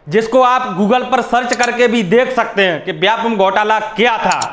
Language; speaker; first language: Hindi; native; Hindi